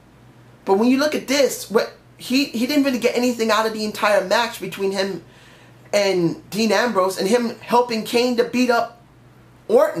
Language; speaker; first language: English; native; English